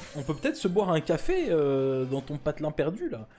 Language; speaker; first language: French; native; French